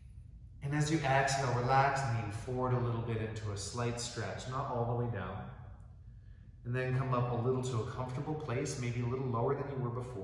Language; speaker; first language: English; native; English